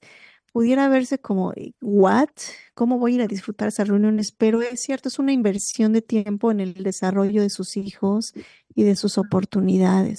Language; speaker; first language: Spanish; native; Spanish